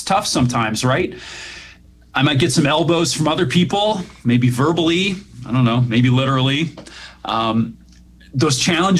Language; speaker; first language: English; native; English